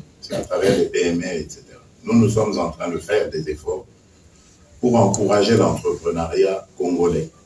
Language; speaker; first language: French; non-native, local second language; Luba-Lulua